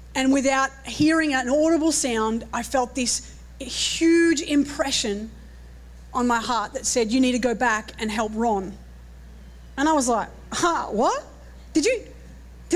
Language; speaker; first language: English; native; English